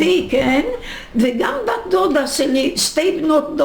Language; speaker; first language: Hebrew; non-native, fluent; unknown